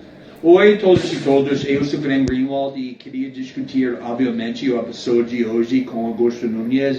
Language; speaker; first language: Portuguese; non-native, fluent; English